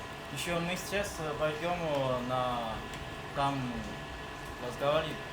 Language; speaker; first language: Russian; non-native, learner; Chinese